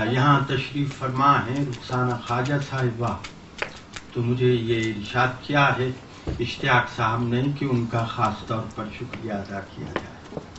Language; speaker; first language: Urdu; non-native, local second language; Punjabi